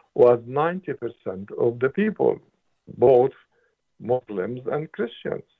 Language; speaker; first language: English; non-native, fluent; Arabic